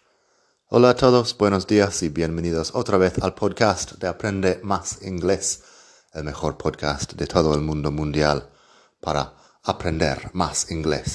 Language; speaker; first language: Spanish; non-native, fluent; English